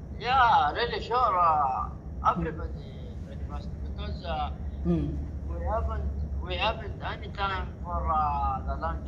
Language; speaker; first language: English; non-native, learner; Arabic